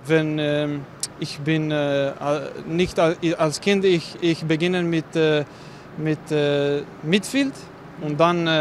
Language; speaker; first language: German; non-native, learner; Bosnian